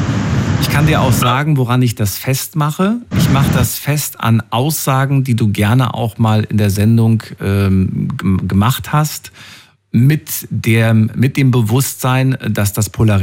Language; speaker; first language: German; native; German